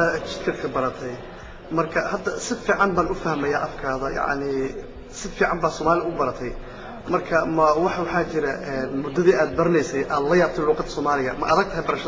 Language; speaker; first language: Somali; native; Somali